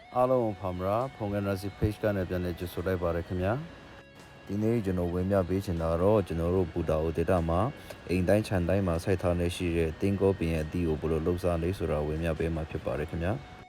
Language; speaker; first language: Burmese; non-native, local second language; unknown